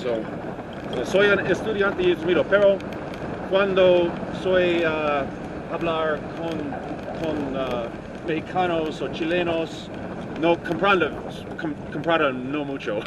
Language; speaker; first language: Spanish; non-native, learner; English